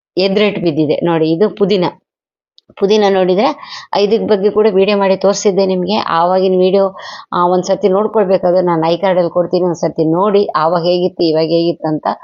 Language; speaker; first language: Kannada; native; Kannada